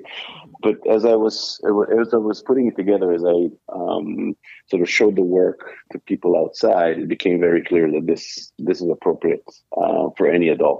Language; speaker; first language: English; non-native, fluent; Hebrew